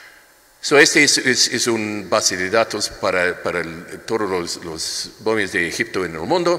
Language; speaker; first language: Spanish; non-native, learner; English